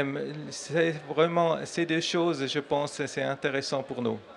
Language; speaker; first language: French; non-native, learner; German